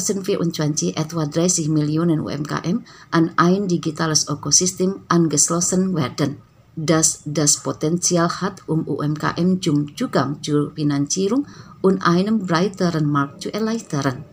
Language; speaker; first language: German; non-native, fluent; Indonesian